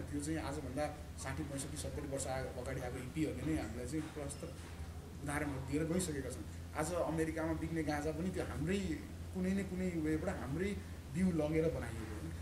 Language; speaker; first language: Nepali; native; Nepali